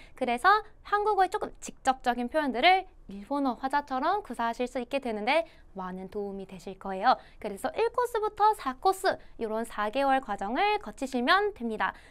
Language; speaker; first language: Korean; native; Korean